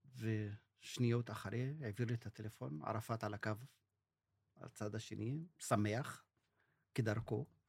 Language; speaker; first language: Hebrew; non-native, local second language; Arabic